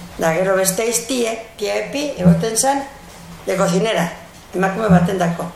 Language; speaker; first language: Basque; native; Basque